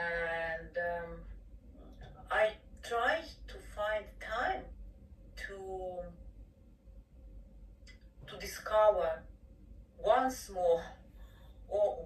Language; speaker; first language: English; non-native, fluent; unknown